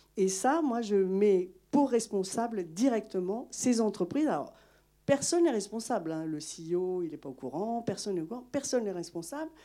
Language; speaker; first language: French; non-native, local second language; Malagasy